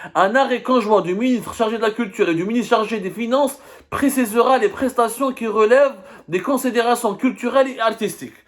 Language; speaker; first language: French; non-native, local second language; Arabic